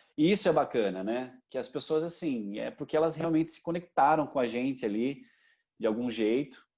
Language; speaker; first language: Portuguese; native; Portuguese